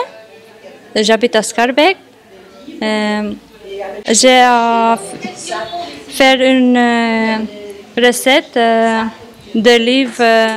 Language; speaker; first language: French; non-native, learner; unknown